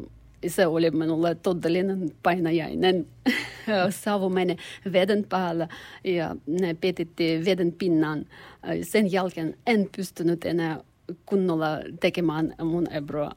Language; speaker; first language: Finnish; non-native, learner; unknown